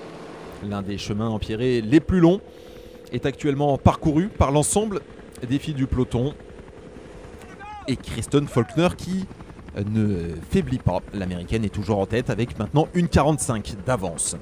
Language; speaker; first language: French; native; French